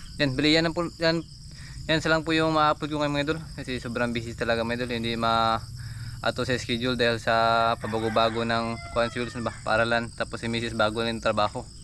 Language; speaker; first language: Filipino; native; Filipino